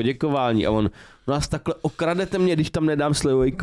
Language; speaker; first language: Czech; native; Czech